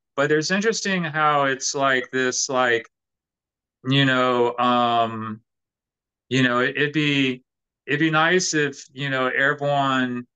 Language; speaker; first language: English; native; English